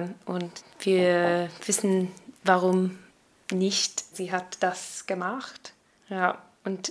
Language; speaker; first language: German; non-native, learner; English